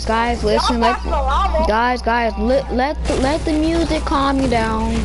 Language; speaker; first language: English; native; English